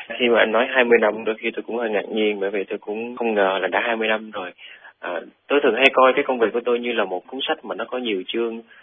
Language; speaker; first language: Vietnamese; native; Vietnamese